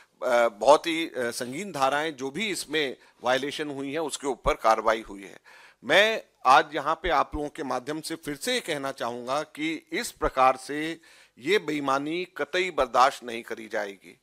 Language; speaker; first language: Hindi; native; Hindi